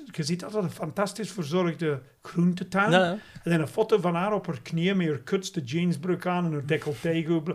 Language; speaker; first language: Dutch; non-native, fluent; English